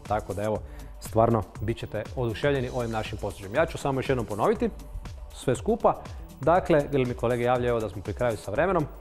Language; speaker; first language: Serbian; native; Serbian